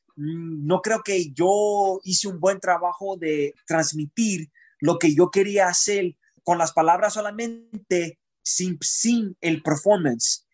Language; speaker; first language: Spanish; early bilingual, heritage; Spanish